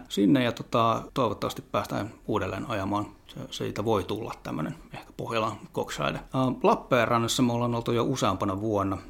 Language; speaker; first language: Finnish; native; Finnish